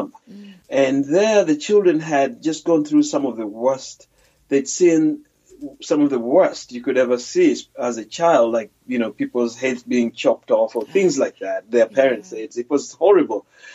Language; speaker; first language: English; non-native, local second language; Ganda